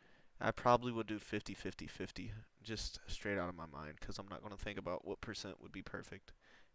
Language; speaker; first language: English; native; English